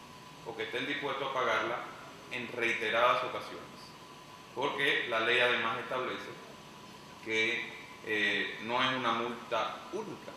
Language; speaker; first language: Spanish; native; Spanish